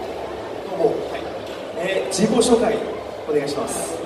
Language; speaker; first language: Japanese; non-native, fluent; French